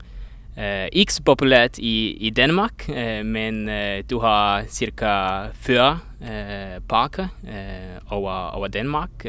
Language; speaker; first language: Danish; non-native, learner; Estonian